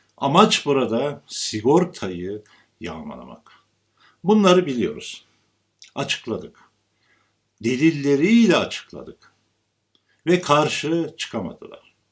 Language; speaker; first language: Turkish; native; Turkish